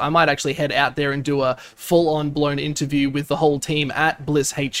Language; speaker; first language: English; native; English